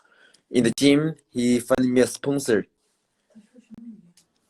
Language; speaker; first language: English; non-native, learner; Chinese